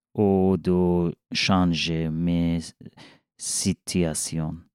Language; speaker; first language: French; non-native, learner; Persian